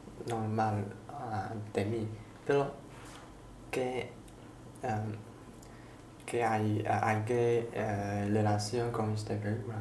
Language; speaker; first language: Spanish; non-native, learner; Chinese